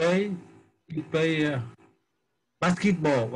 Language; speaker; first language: English; non-native, learner; Vietnamese